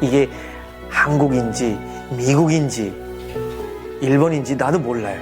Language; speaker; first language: Korean; non-native, fluent; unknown